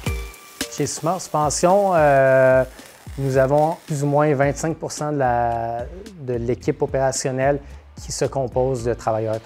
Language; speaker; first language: French; native; French